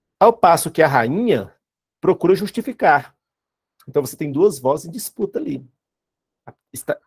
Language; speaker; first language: Portuguese; native; Portuguese